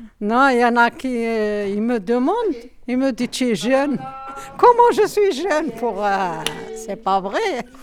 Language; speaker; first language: French; non-native, local second language; Arabic